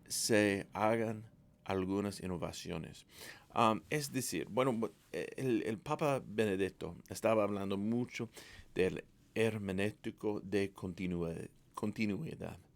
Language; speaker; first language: Spanish; non-native, fluent; English